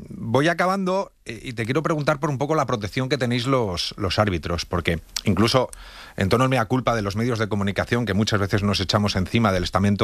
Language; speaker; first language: Spanish; native; Spanish